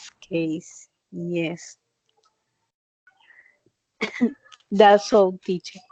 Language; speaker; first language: English; non-native, learner; Spanish